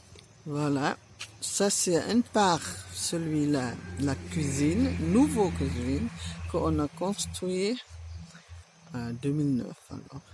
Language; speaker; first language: French; non-native, fluent; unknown